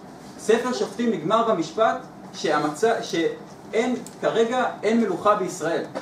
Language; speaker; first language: Hebrew; native; Hebrew